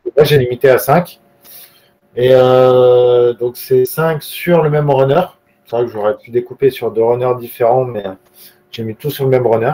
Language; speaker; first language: French; native; French